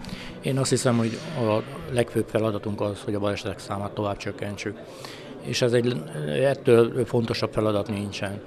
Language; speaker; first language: Hungarian; native; Hungarian